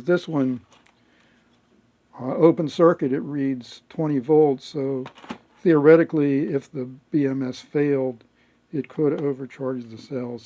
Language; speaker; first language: English; native; English